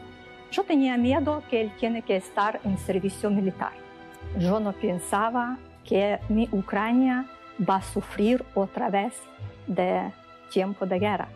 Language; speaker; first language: Spanish; non-native, learner; Ukrainian